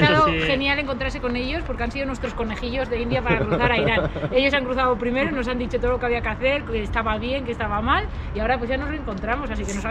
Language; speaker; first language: Spanish; native; Spanish